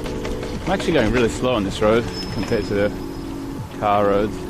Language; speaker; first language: English; native; English